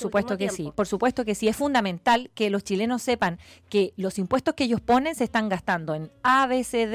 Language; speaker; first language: Spanish; native; Spanish